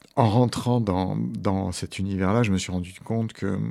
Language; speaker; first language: French; native; French